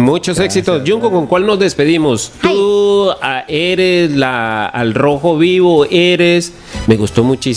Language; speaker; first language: Spanish; native; Spanish